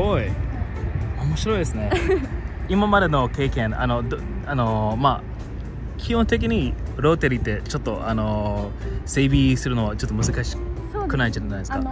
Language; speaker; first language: Japanese; non-native, fluent; English